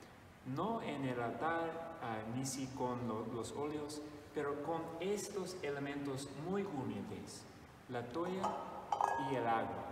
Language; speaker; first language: Spanish; non-native, fluent; English